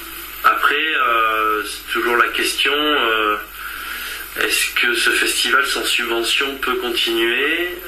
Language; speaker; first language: French; native; French